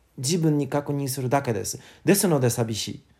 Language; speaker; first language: Japanese; non-native, learner; English